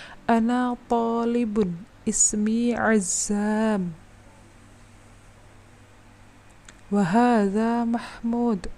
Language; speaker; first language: Arabic; non-native, fluent; Indonesian